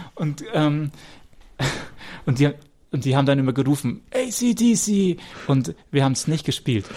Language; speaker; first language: German; native; German